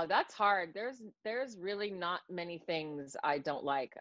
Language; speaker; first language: English; native; English